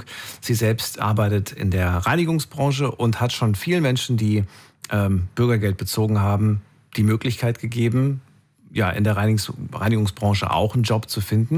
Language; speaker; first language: German; native; German